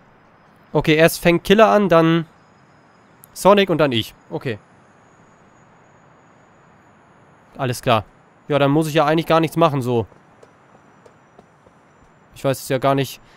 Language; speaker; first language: German; native; German